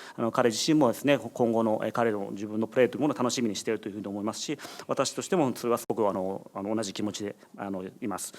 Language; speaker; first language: Japanese; native; Japanese